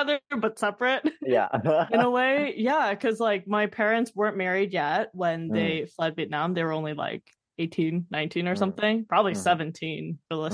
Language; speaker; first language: English; native; English